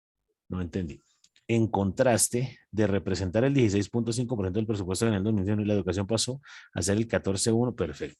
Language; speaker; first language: Spanish; native; Spanish